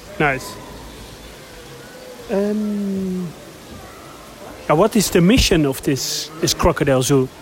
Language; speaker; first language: English; non-native, learner; Dutch